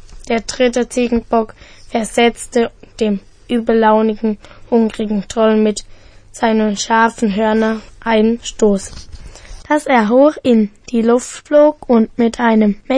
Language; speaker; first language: German; native; German